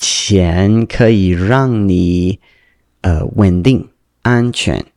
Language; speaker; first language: Chinese; non-native, learner; English